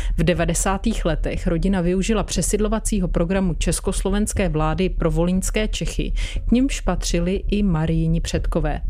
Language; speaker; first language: Czech; native; Czech